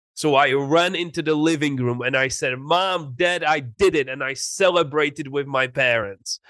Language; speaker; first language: English; non-native, fluent; Czech